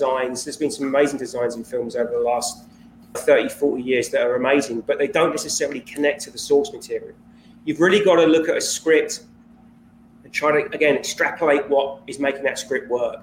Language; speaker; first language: English; native; English